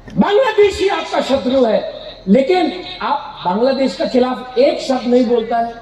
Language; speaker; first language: Hindi; non-native, local second language; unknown